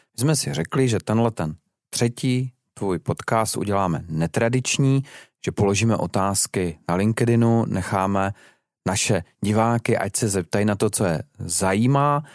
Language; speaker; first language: Czech; native; Czech